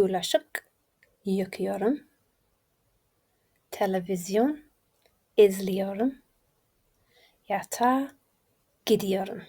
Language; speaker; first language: Turkish; non-native, learner; English